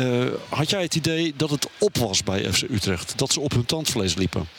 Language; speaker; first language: Dutch; native; Dutch